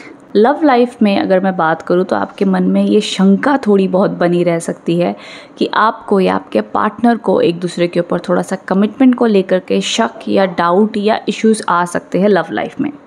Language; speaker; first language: Hindi; native; Hindi